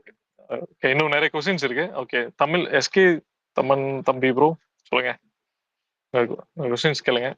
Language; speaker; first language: Tamil; native; Tamil